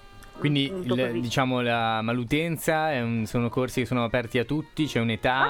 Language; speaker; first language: Italian; native; Italian